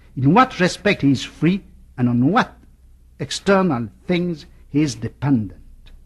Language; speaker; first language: English; non-native, fluent; French